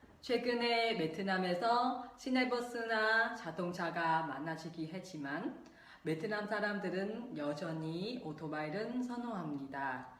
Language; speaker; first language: Korean; non-native, local second language; Vietnamese